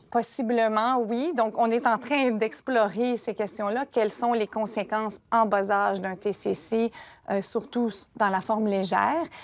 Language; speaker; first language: French; native; French